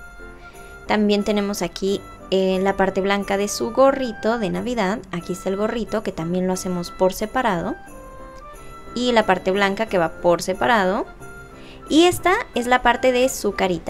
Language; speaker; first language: Spanish; native; Spanish